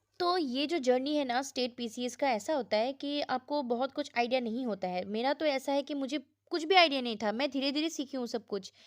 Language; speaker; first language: Hindi; non-native, local second language; Assamese